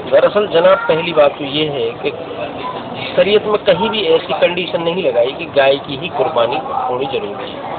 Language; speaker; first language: Urdu; non-native, local second language; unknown